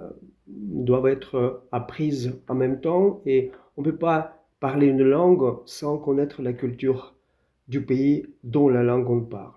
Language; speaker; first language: French; non-native, fluent; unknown